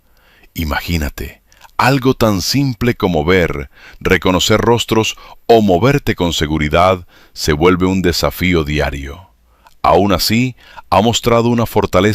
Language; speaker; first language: Spanish; native; Spanish